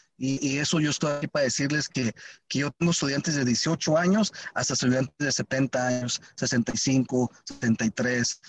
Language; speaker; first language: Spanish; early bilingual, heritage; Spanish